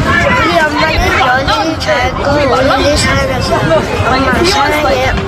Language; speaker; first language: Korean; early bilingual, heritage; Korean